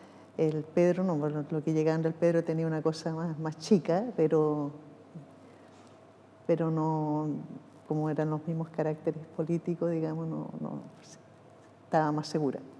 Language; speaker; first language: Spanish; native; Spanish